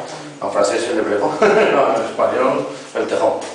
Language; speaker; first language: French; non-native, learner; Spanish